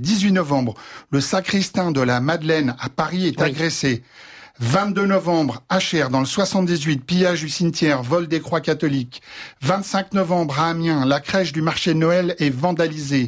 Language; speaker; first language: French; native; French